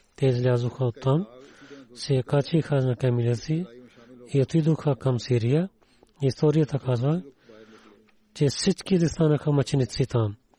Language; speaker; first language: Bulgarian; non-native, learner; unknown